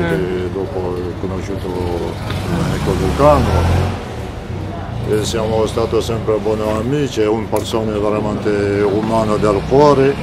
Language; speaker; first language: Italian; non-native, learner; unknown